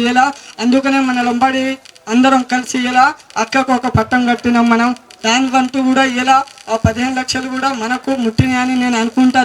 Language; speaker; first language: Telugu; non-native, local second language; Lambadi